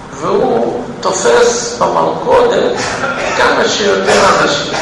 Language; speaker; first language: Hebrew; non-native, fluent; Russian